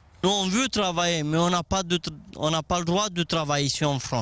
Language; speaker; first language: French; non-native, learner; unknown